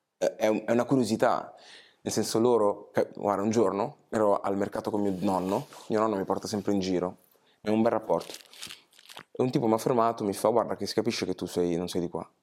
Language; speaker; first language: Italian; early bilingual, other home language; Portuguese